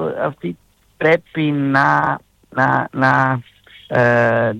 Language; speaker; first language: Greek; non-native, learner; Serbian